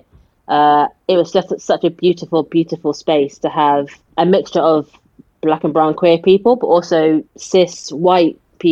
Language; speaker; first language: English; native; English